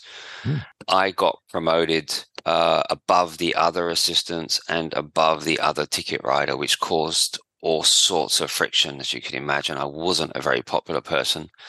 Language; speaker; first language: English; native; English